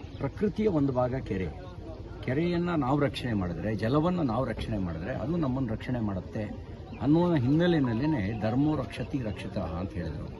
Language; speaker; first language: Kannada; native; Kannada